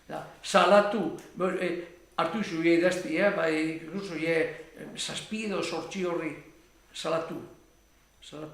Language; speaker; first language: Basque; native; Basque